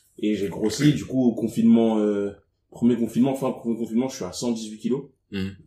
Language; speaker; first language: French; native; French